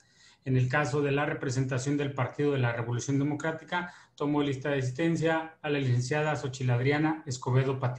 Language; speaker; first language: Spanish; native; Spanish